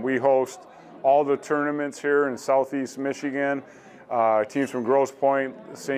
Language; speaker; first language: English; native; English